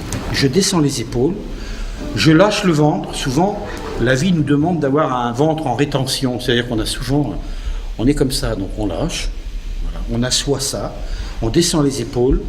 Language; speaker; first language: French; native; French